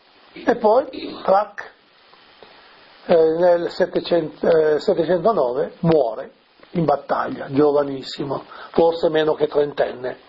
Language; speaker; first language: Italian; native; Italian